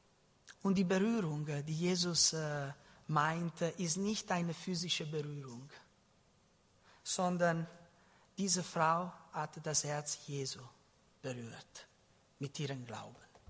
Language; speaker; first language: German; non-native, learner; Italian